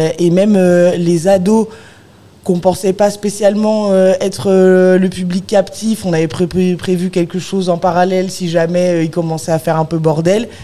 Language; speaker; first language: French; native; French